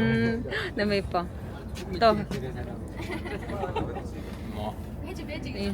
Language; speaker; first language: Korean; non-native, learner; Mongolian